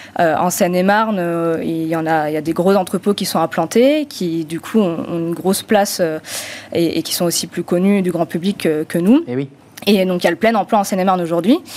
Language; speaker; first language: French; non-native, fluent; Romanian